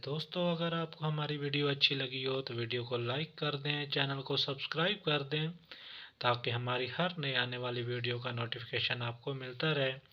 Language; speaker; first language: Urdu; non-native, local second language; Punjabi